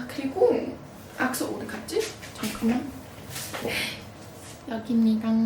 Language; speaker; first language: Korean; non-native, fluent; English